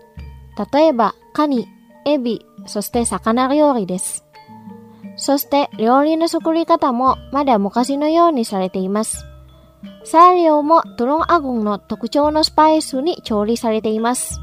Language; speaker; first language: Japanese; non-native, fluent; Indonesian